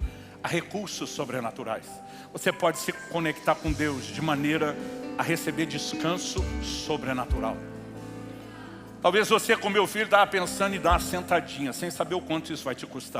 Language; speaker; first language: Portuguese; native; Portuguese